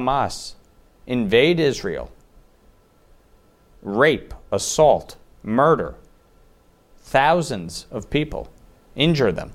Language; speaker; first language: English; native; English